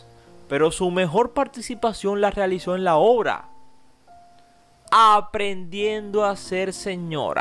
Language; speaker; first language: Spanish; native; Spanish